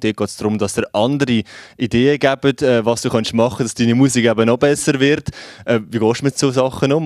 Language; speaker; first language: German; native; German